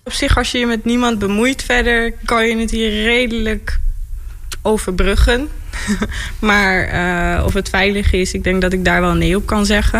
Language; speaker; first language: Dutch; native; Dutch